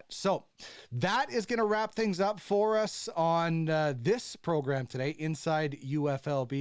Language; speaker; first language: English; native; English